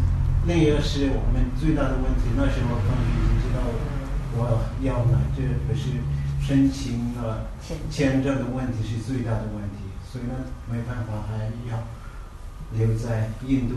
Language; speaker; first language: Chinese; non-native, learner; Tibetan